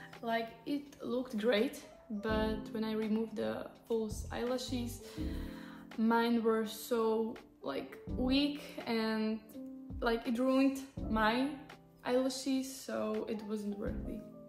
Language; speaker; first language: English; non-native, fluent; Slovak